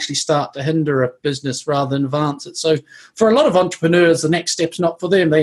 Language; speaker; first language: English; native; English